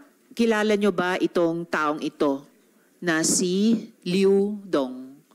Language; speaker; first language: Filipino; native; Filipino